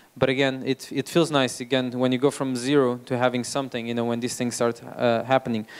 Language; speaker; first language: English; non-native, fluent; Portuguese